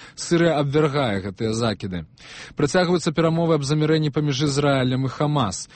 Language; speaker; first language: Belarusian; native; Belarusian